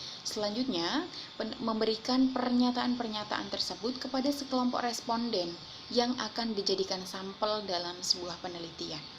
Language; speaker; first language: Indonesian; native; Indonesian